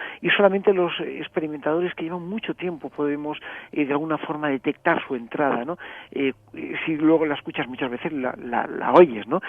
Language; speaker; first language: Spanish; native; Spanish